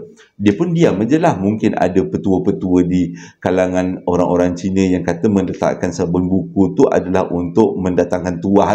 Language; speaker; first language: Malay; native; Malay